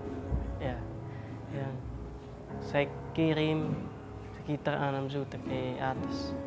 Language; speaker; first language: Indonesian; non-native, local second language; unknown